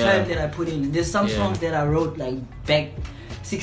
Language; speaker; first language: English; non-native, local second language; Zulu